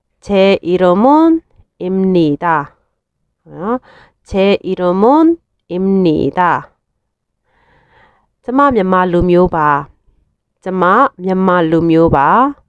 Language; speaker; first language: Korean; non-native, fluent; Burmese